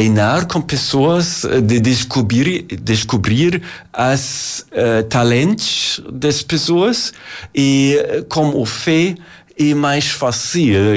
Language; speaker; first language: Portuguese; non-native, learner; German